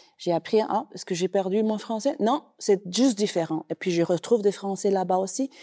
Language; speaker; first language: French; non-native, fluent; Spanish